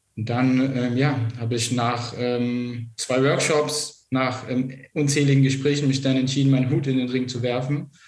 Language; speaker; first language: German; non-native, local second language; Kurdish